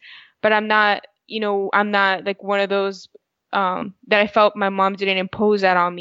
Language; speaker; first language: English; early bilingual, other home language; Spanish